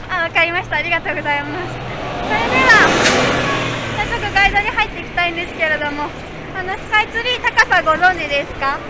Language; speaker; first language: Japanese; native; Japanese